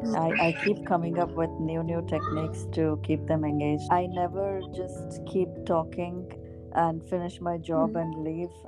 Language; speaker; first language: English; non-native, local second language; Kannada